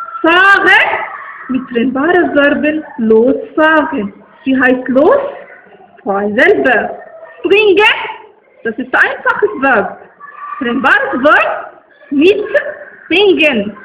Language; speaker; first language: German; non-native, learner; Arabic